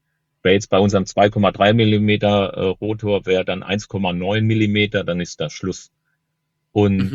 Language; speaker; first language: German; native; German